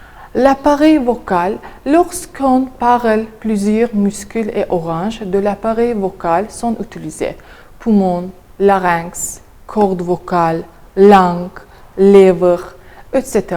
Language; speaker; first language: French; non-native, fluent; Azerbaijani